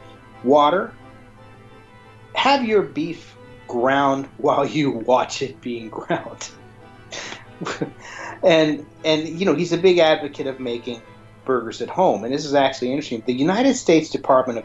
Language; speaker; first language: English; native; English